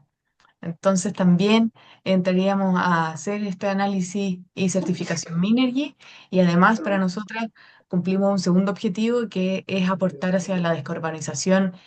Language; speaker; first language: Spanish; native; Spanish